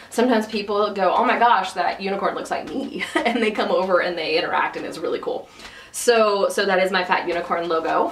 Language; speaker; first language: English; native; English